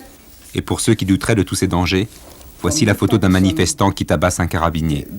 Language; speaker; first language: French; native; French